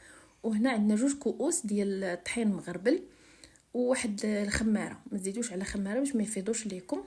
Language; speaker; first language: Arabic; native; Arabic